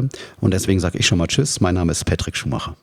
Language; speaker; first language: German; native; German